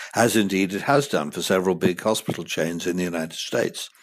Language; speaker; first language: English; native; English